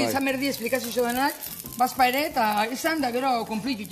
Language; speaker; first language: Basque; native; Basque